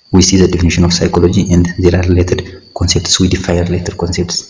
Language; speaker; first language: English; non-native, local second language; Amharic